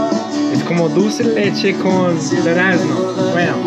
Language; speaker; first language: Spanish; non-native, learner; English